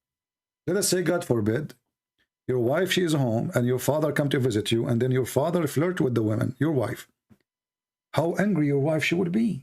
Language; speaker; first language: English; non-native, fluent; Arabic